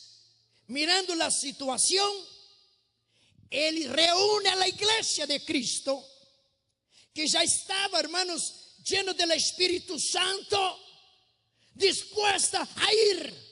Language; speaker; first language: Spanish; non-native, fluent; Portuguese